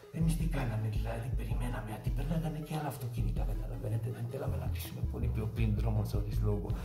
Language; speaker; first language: Greek; non-native, fluent; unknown